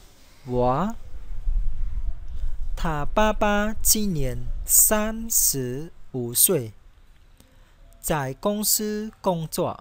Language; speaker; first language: Chinese; non-native, learner; Khmer